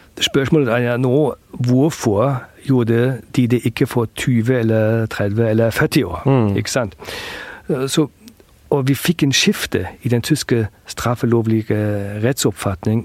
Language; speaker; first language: Norwegian; early bilingual, heritage; German